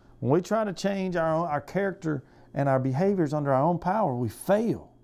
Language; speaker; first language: English; native; English